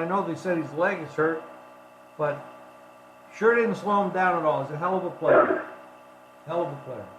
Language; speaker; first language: English; native; English